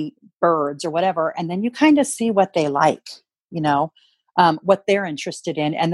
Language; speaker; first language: English; native; English